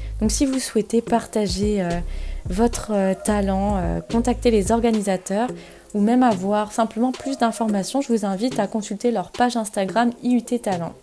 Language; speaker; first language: French; native; French